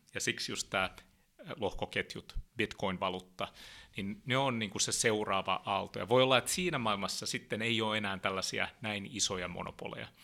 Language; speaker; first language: Finnish; early bilingual, heritage; Finnish